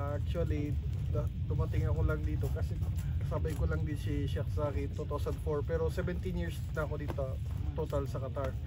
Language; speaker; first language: Filipino; non-native, local second language; Bikol